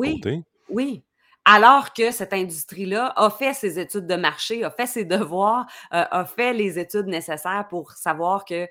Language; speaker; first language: French; native; French